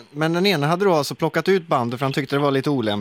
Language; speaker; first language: Swedish; native; Swedish